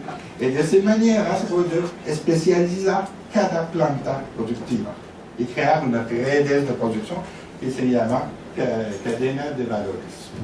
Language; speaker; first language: Spanish; non-native, learner; French